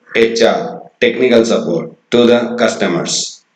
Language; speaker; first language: English; non-native, local second language; Kannada